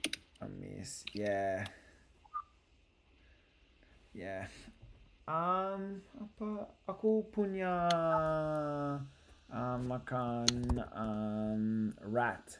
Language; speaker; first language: Indonesian; non-native, learner; English